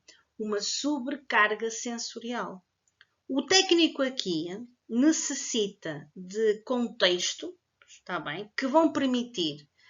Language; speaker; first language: Portuguese; native; Portuguese